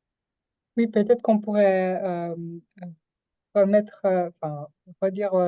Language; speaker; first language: French; native; French